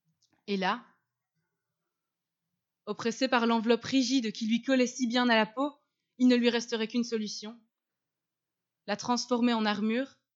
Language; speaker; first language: French; native; French